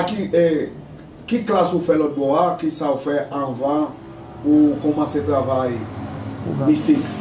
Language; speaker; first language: Spanish; native; Spanish